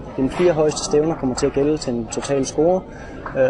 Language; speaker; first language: Danish; native; Danish